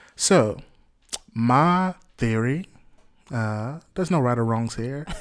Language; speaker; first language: English; native; English